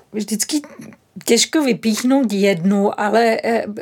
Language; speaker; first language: Czech; non-native, fluent; German